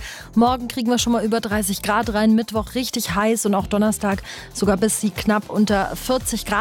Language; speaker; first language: German; native; German